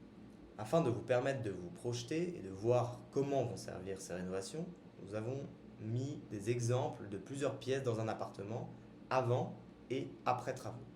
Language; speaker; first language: French; native; French